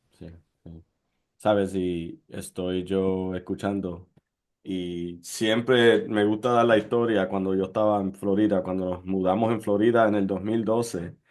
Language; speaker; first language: Spanish; early bilingual, heritage; Spanish